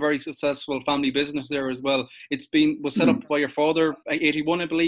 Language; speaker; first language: English; native; English